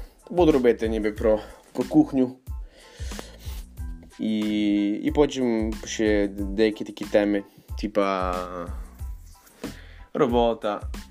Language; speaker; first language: Ukrainian; early bilingual, heritage; Ukrainian